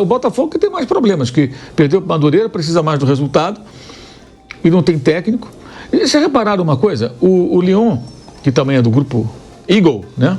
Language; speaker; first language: Portuguese; native; Portuguese